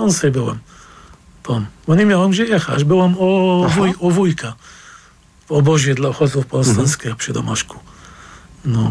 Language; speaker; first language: Polish; non-native, fluent; Arabic